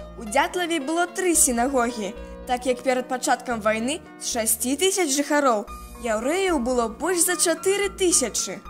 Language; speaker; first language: Belarusian; native; Belarusian